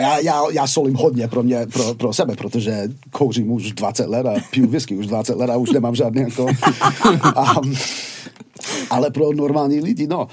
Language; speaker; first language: Czech; non-native, fluent; English